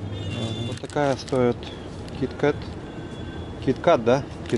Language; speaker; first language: Russian; native; Russian